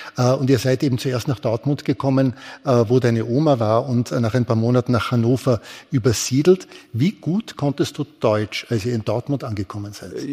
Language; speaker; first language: German; native; German